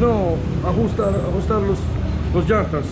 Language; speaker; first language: Spanish; non-native, learner; English